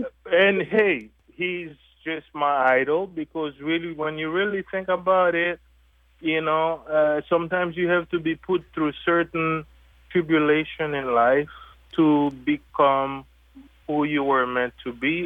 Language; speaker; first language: English; non-native, fluent; French